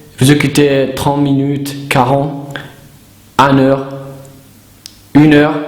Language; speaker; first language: French; non-native, learner; Italian